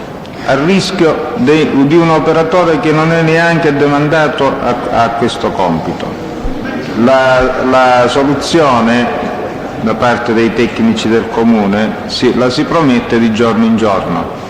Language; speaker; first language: Italian; native; Italian